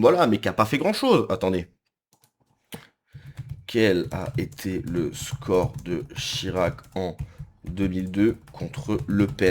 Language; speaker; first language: French; native; French